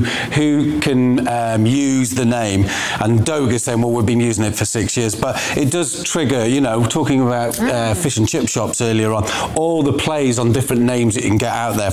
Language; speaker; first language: English; native; English